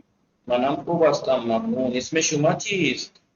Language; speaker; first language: Persian; non-native, fluent; Urdu